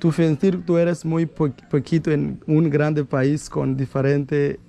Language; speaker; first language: Spanish; non-native, learner; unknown